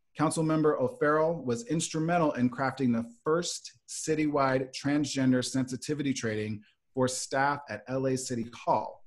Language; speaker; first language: English; native; English